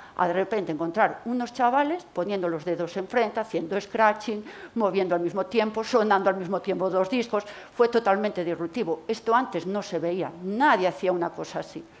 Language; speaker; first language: Spanish; native; Spanish